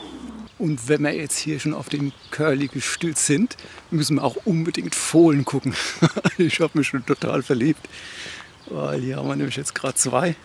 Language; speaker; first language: German; native; German